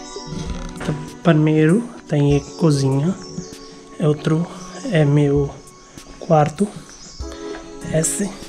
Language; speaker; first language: Portuguese; non-native, learner; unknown